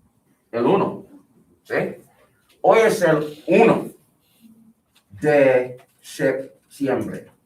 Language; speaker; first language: Spanish; non-native, fluent; English